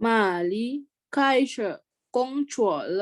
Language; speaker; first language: Chinese; non-native, learner; Indonesian